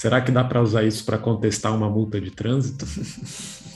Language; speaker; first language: Portuguese; native; Portuguese